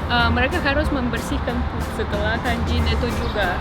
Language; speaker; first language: Indonesian; non-native, fluent; Russian